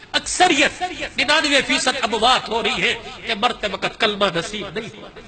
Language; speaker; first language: Urdu; non-native, local second language; Punjabi